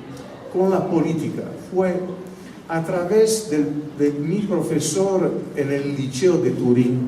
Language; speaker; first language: Spanish; non-native, fluent; Italian